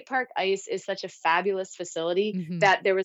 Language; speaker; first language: English; native; English